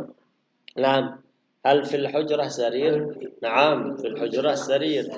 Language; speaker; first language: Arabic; non-native, fluent; Indonesian